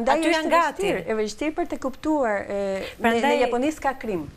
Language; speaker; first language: Albanian; non-native, learner; Spanish